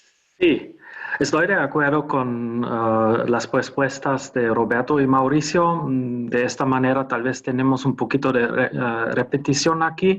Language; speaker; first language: Spanish; non-native, fluent; German